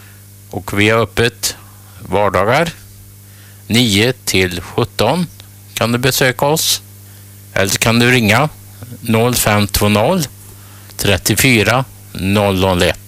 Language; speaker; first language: Swedish; native; Swedish